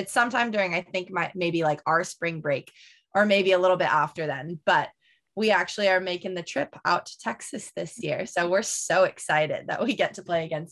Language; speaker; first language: English; native; English